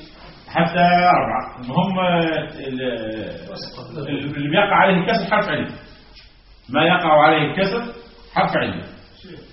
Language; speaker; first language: Arabic; native; Arabic